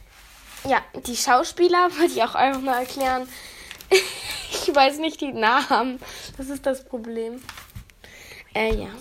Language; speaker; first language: German; native; German